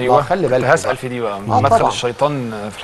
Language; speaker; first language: Arabic; native; Arabic